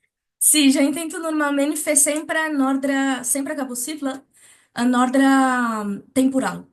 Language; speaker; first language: Catalan; non-native, learner; Portuguese